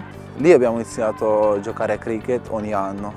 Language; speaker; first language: Italian; non-native, fluent; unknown